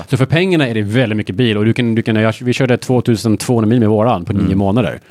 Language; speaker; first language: Swedish; early bilingual, heritage; Swedish